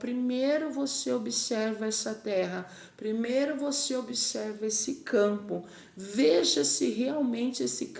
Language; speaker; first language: Portuguese; native; Portuguese